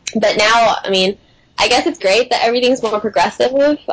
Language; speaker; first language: English; native; English